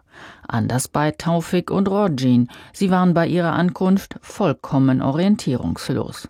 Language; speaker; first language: German; native; German